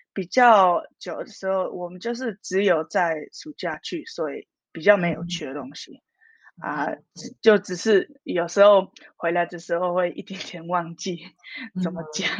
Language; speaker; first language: Chinese; early bilingual, heritage; Min Nan Chinese